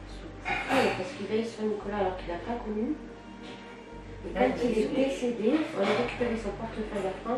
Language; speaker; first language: French; native; French